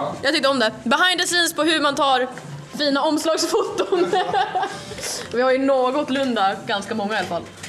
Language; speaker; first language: Swedish; native; Swedish